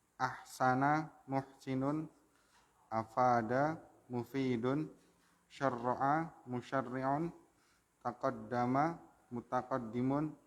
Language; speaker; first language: Arabic; non-native, learner; Indonesian